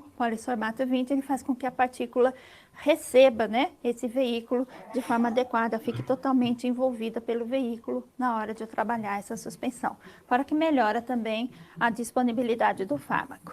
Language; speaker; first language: Portuguese; native; Portuguese